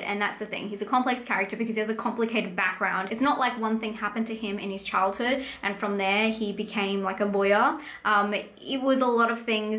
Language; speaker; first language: English; native; English